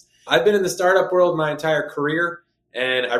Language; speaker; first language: English; native; English